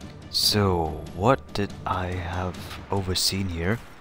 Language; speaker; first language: English; non-native, fluent; German